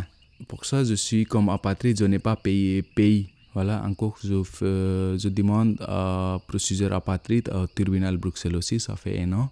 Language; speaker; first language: French; non-native, learner; Nepali